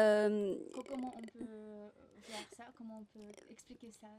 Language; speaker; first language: French; non-native, fluent; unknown